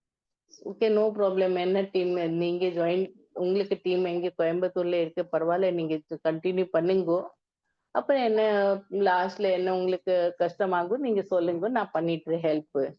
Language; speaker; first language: Tamil; non-native, learner; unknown